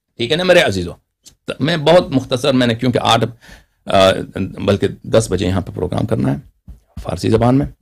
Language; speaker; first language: Urdu; non-native, local second language; Persian